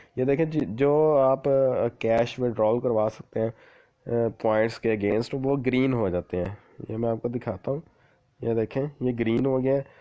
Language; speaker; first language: Urdu; non-native, local second language; Punjabi